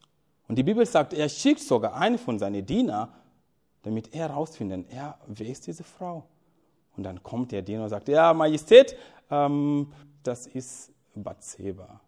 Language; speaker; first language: German; non-native, fluent; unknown